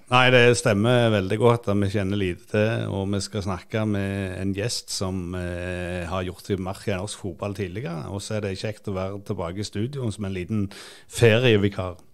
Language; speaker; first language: Norwegian; native; Norwegian